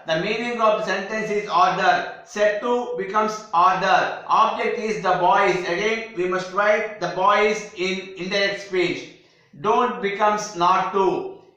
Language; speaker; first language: English; non-native, local second language; Telugu